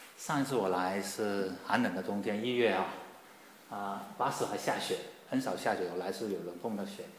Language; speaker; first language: Chinese; native; Chinese